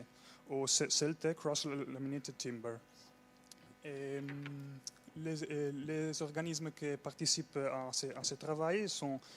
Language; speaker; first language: French; non-native, fluent; Italian